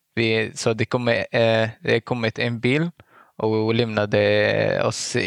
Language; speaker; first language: Swedish; non-native, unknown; Arabic